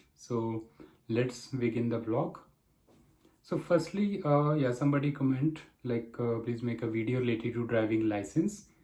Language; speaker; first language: English; non-native, local second language; Punjabi